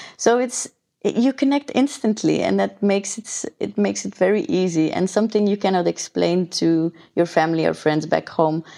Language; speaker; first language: English; non-native, fluent; Dutch